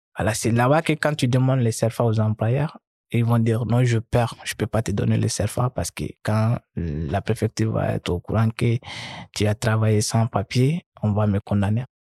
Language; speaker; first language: French; non-native, local second language; Fula